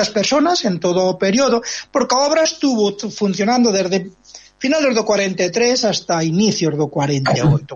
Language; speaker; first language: Spanish; non-native, local second language; Galician